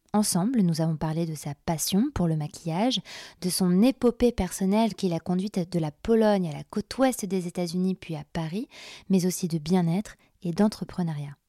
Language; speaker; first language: French; native; French